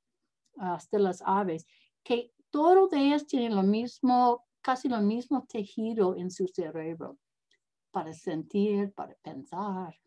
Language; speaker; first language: Spanish; non-native, learner; English